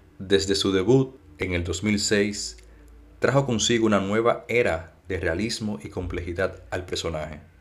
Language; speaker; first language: Spanish; native; Spanish